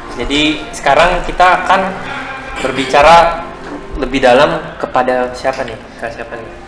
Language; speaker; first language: Indonesian; native; Indonesian